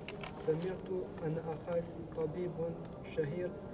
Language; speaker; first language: Arabic; non-native, learner; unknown